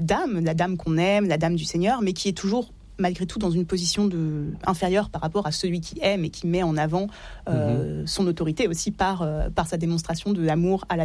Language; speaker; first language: French; native; French